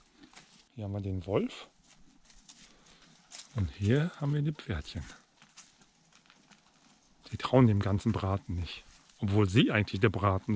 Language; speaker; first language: German; native; German